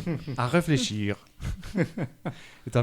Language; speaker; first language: French; native; French